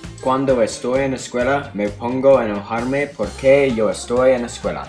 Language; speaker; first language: Spanish; non-native, learner; English